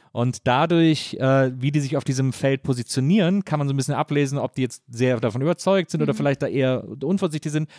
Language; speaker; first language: German; native; German